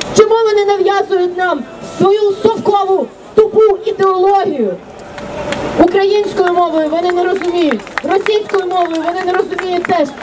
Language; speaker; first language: Ukrainian; non-native, local second language; Russian